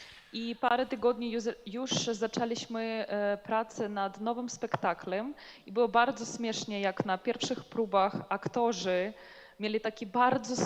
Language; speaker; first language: Polish; non-native, learner; Ukrainian